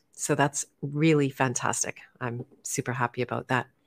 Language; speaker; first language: English; native; English